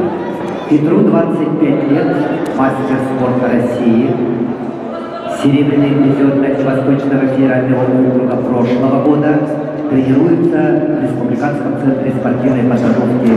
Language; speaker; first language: Russian; native; Russian